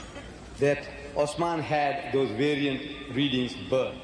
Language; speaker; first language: English; early bilingual, other home language; Gujarati